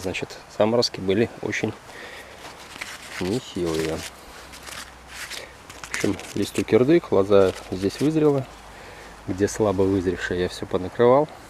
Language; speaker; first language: Russian; native; Russian